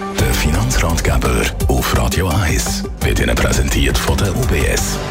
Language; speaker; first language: German; native; German